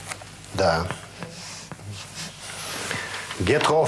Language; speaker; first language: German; non-native, fluent; Russian